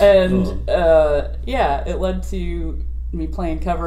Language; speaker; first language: English; native; English